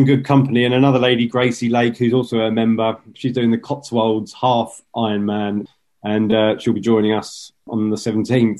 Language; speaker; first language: English; native; English